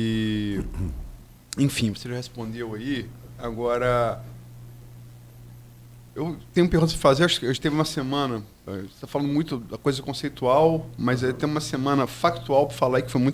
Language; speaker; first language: Portuguese; native; Portuguese